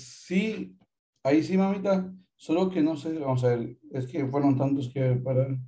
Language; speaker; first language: Spanish; native; Spanish